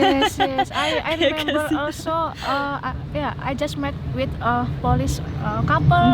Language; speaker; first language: English; non-native, learner; Indonesian